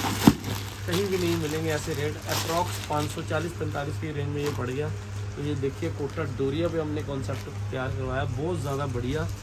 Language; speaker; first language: Hindi; non-native, local second language; Punjabi